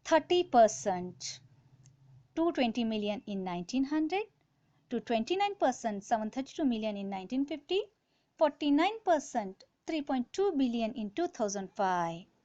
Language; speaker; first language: English; non-native, local second language; Kannada